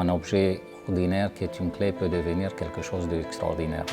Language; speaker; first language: French; non-native, fluent; Romanian